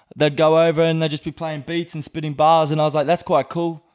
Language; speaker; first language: English; native; English